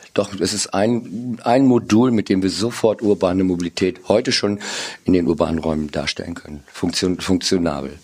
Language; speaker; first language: German; native; German